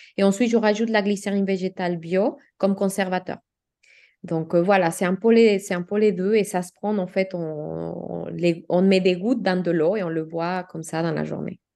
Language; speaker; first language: French; non-native, fluent; Spanish